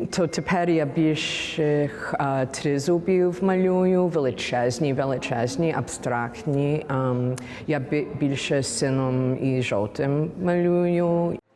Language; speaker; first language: Ukrainian; early bilingual, heritage; English